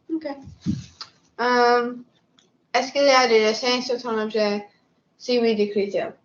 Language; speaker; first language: French; non-native, learner; English